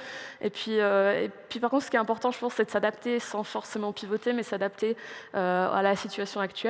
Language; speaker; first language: French; native; French